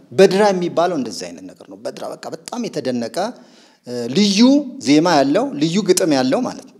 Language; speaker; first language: Amharic; non-native, local second language; Sebat Bet Gurage